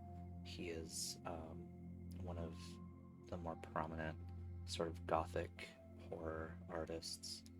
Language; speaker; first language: English; native; English